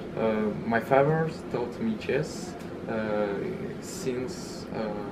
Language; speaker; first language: English; early bilingual, other home language; Malagasy